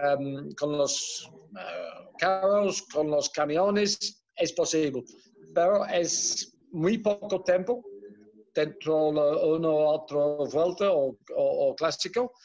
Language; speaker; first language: Spanish; non-native, fluent; Dutch